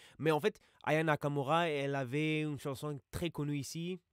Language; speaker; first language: French; non-native, learner; English